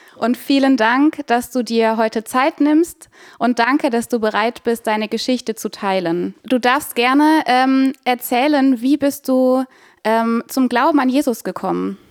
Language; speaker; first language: German; native; German